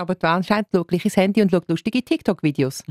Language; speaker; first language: German; native; German